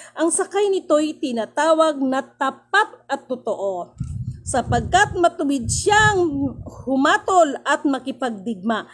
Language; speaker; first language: Filipino; non-native, local second language; Cebuano